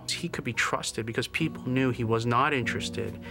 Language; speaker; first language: English; native; English